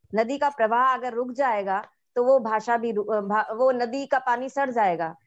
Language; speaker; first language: Hindi; non-native, local second language; Marathi